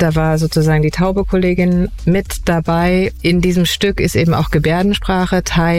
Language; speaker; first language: German; native; German